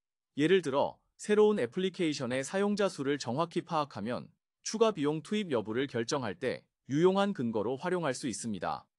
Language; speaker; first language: Korean; native; Korean